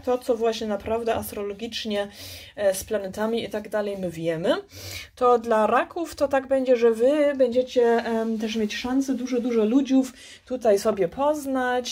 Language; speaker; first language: Polish; early bilingual, heritage; Polish